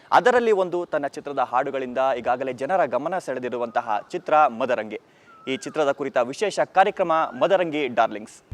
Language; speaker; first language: Kannada; native; Kannada